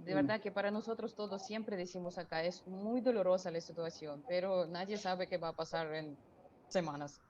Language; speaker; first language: Spanish; non-native, fluent; Russian